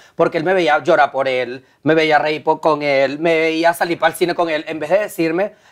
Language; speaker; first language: Spanish; native; Spanish